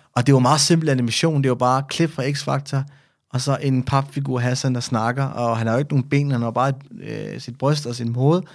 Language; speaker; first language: Danish; early bilingual, other home language; Persian